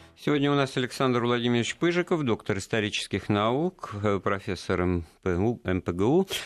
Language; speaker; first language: Russian; native; Russian